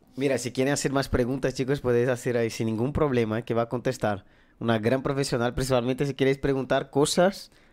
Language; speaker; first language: Spanish; non-native, fluent; Portuguese